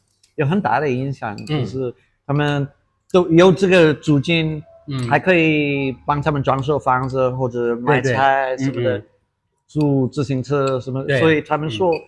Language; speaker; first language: Chinese; non-native, fluent; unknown